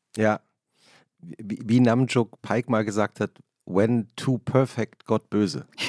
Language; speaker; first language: German; native; German